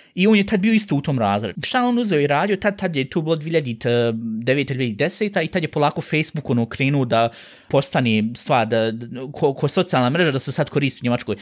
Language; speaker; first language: Bosnian; early bilingual, heritage; Bosnian